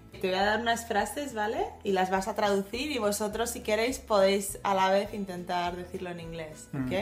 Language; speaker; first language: Spanish; non-native, fluent; English